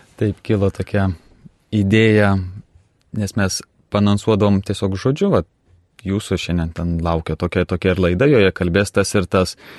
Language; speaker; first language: Lithuanian; native; Lithuanian